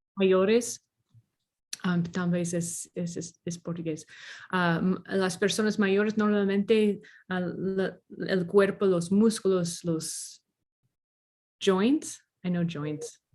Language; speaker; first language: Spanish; non-native, learner; English